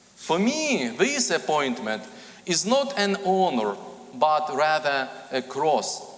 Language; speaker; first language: English; non-native, fluent; Ukrainian